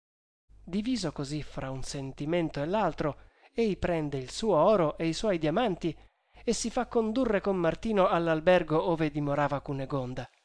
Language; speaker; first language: Italian; native; Italian